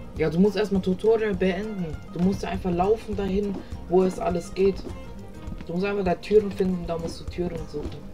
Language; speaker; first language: German; native; German